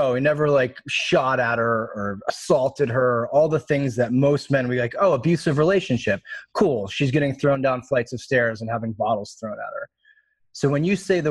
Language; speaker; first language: English; native; English